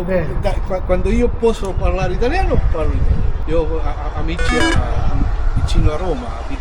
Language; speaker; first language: Italian; non-native, learner; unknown